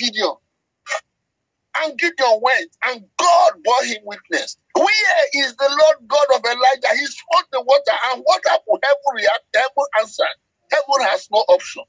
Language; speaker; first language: English; non-native, local second language; Yoruba